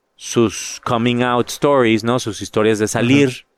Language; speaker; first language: Spanish; native; Spanish